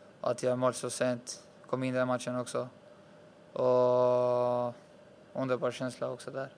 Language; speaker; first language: Swedish; early bilingual, other home language; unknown